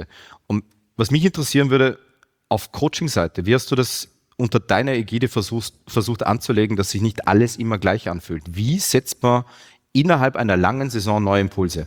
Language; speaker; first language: German; native; German